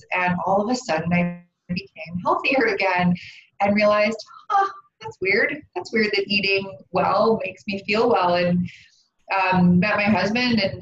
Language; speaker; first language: English; native; English